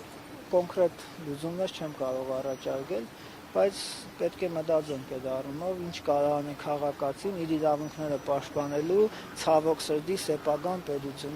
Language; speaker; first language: Armenian; native; Armenian